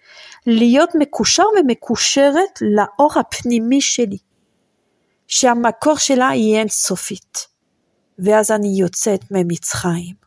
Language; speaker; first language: Hebrew; non-native, fluent; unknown